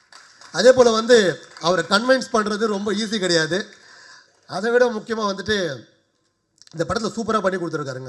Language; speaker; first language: Tamil; native; Tamil